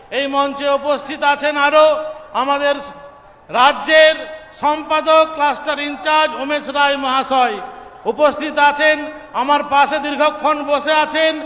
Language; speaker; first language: Bangla; native; Bangla